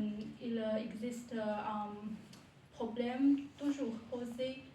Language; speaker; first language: French; non-native, learner; Chinese